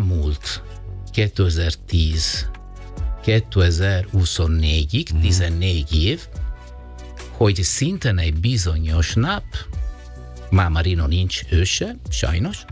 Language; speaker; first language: Hungarian; non-native, learner; Italian